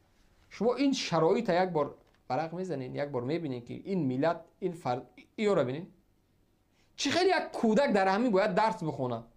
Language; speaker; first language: Persian; native; Persian